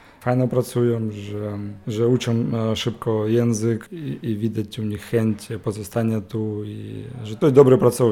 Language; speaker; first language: Polish; non-native, learner; Ukrainian